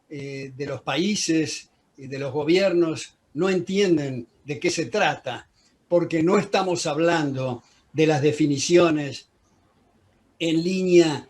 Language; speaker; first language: Spanish; native; Spanish